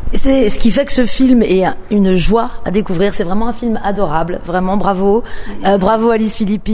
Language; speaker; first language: French; native; French